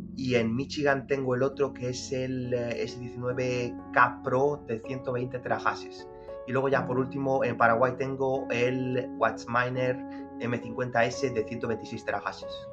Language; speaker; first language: Spanish; early bilingual, other home language; Romanian